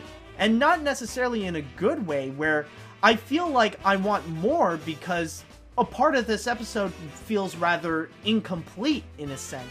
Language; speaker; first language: English; native; English